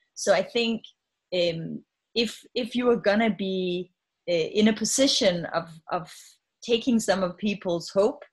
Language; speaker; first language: English; non-native, fluent; Danish